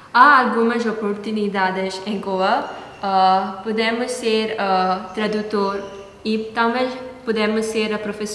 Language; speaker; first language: Portuguese; non-native, learner; Konkani